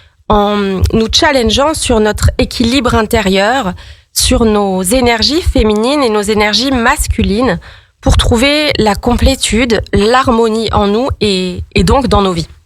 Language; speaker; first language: French; native; French